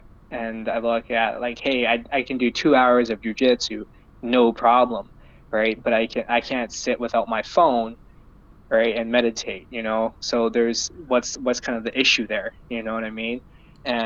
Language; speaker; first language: English; native; English